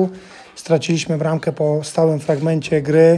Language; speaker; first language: Polish; non-native, fluent; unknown